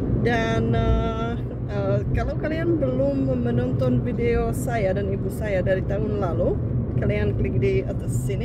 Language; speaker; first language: Indonesian; non-native, fluent; Czech